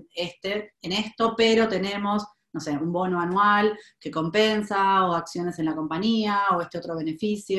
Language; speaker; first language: Spanish; native; Spanish